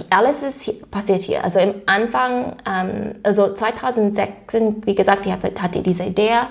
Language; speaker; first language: German; non-native, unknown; English